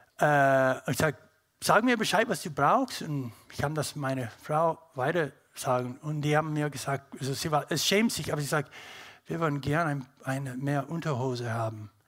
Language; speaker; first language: German; non-native, learner; English